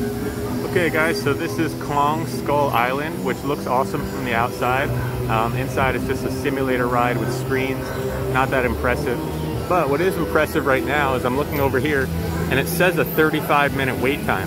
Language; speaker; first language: English; native; English